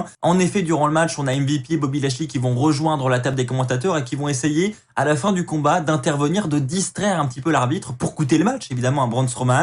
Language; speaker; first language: French; native; French